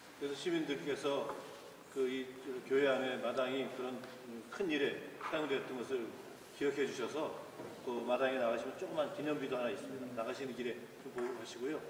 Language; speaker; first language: Korean; native; Korean